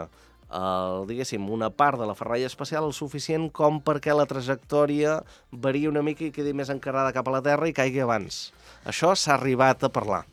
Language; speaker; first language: Catalan; native; Catalan